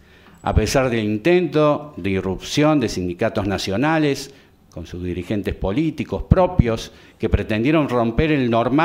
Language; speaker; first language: Spanish; native; Spanish